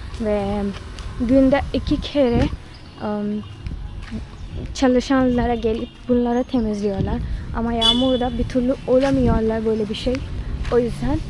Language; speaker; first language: Turkish; non-native, fluent; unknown